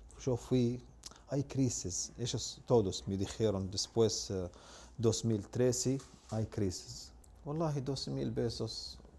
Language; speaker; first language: Spanish; non-native, learner; Arabic